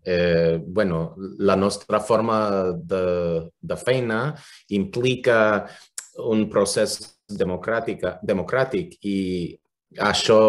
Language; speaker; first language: Catalan; non-native, fluent; English